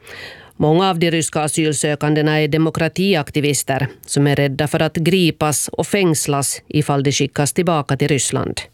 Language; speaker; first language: Swedish; native; Swedish